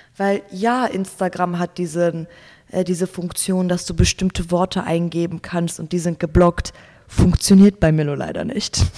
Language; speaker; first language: German; native; German